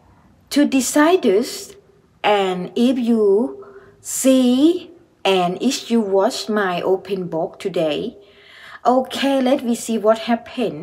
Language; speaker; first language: English; non-native, learner; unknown